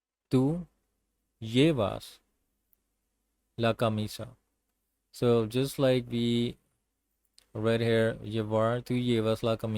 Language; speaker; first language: Spanish; non-native, learner; English